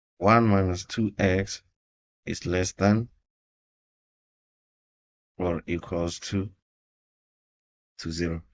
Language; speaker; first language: English; non-native, local second language; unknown